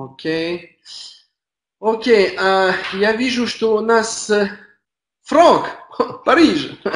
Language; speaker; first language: Russian; non-native, learner; French